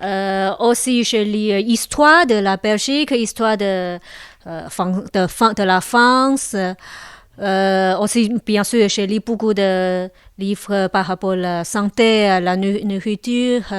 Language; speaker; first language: French; non-native, local second language; Chinese